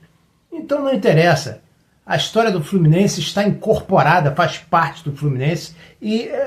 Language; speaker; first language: Portuguese; native; Portuguese